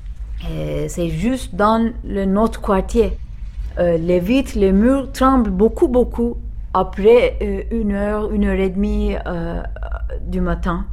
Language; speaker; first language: French; non-native, learner; Turkish